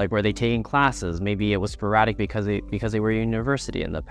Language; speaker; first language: English; native; English